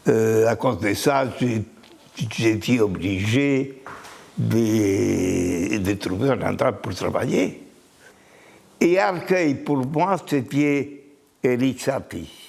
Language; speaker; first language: French; non-native, fluent; Spanish